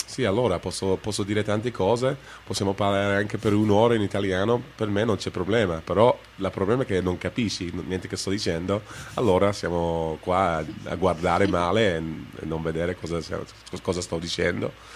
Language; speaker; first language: Italian; non-native, fluent; English